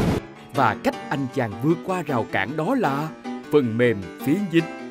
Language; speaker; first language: Vietnamese; native; Vietnamese